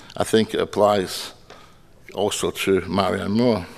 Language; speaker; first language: English; native; English